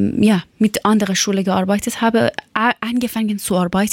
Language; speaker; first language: German; non-native, learner; Persian